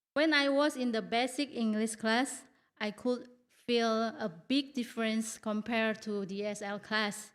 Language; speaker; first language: English; non-native, learner; Indonesian